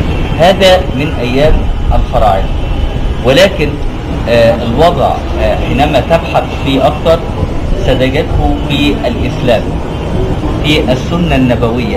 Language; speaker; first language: Arabic; native; Arabic